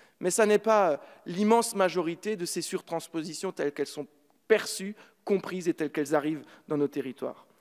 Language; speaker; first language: French; native; French